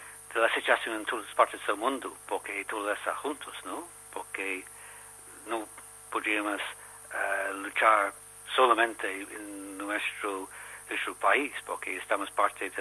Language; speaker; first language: Spanish; non-native, learner; English